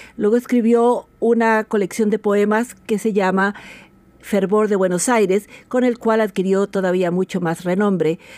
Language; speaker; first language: Spanish; native; Spanish